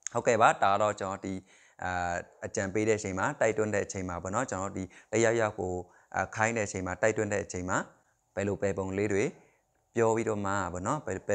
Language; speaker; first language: Burmese; non-native, local second language; Shan